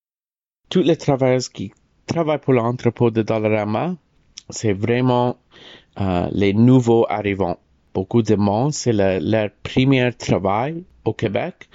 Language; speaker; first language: French; non-native, learner; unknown